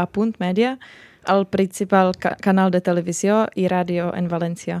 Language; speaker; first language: Catalan; non-native, learner; Czech